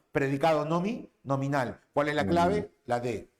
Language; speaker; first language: Spanish; native; Spanish